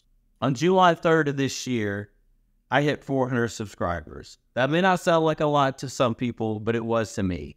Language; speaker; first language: English; native; English